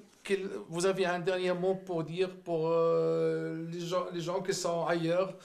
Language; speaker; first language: French; non-native, local second language; Arabic